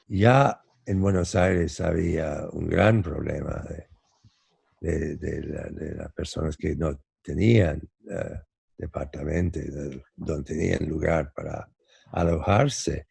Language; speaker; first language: Spanish; non-native, fluent; English